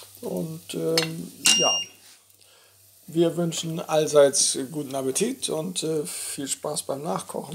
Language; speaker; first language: German; native; German